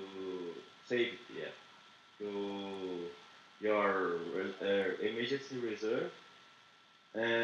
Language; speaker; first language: English; non-native, learner; Portuguese